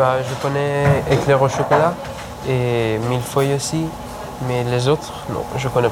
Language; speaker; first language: French; non-native, learner; Persian